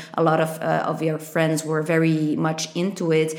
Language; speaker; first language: English; non-native, fluent; Italian